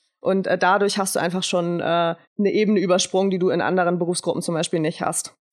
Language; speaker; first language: German; early bilingual, other home language; Turkish